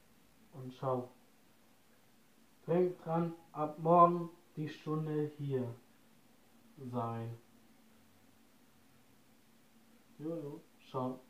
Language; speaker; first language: German; non-native, learner; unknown